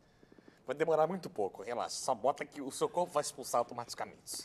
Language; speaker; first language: Portuguese; native; Portuguese